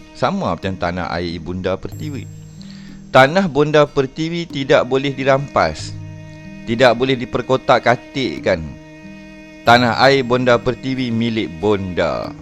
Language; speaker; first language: Malay; native; Malay